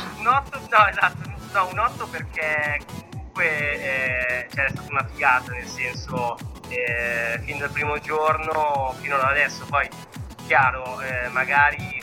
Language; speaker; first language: Italian; native; Italian